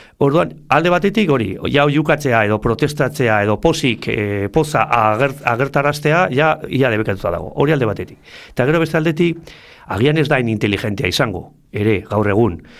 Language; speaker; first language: Basque; non-native, local second language; Spanish